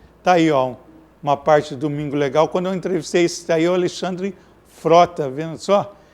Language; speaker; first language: Portuguese; native; Portuguese